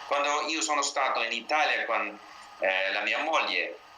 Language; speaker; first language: Italian; non-native, learner; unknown